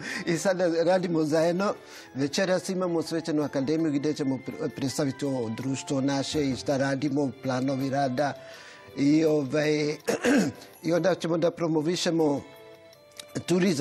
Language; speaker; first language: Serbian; non-native, fluent; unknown